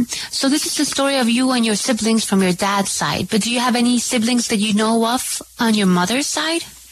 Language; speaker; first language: English; non-native, fluent; Spanish